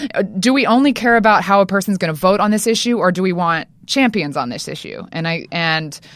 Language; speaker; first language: English; native; English